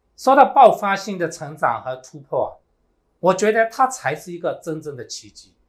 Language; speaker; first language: Chinese; early bilingual, heritage; Chinese